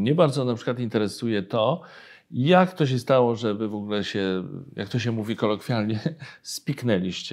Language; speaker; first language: Polish; native; Polish